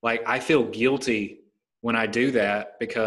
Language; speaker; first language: English; native; English